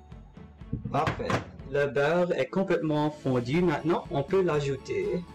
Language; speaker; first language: French; non-native, local second language; English